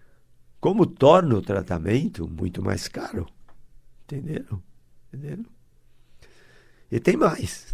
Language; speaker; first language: Portuguese; native; Portuguese